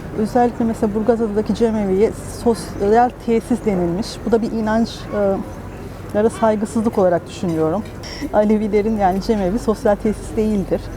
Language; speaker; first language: Turkish; native; Turkish